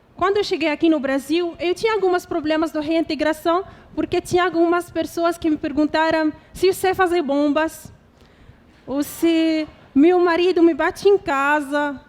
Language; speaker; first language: Portuguese; non-native, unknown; Arabic